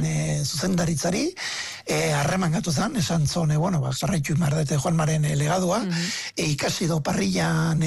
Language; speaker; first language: Basque; native; Basque